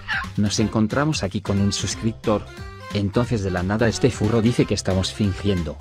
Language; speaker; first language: Spanish; native; Spanish